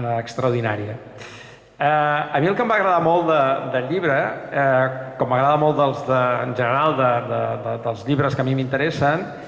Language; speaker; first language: Catalan; native; Catalan